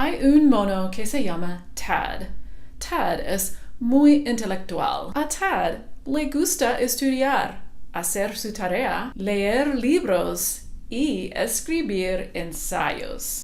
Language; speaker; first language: Spanish; non-native, fluent; English